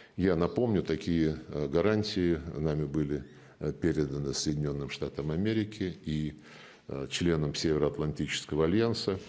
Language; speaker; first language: Russian; native; Russian